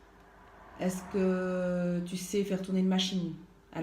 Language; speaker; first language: French; native; French